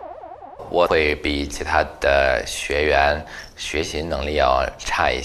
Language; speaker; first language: Chinese; non-native, fluent; Russian